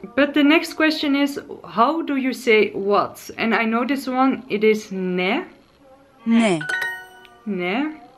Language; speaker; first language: English; non-native, fluent; Dutch